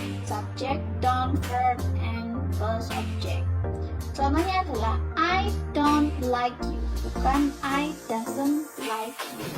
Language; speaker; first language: English; non-native, fluent; Indonesian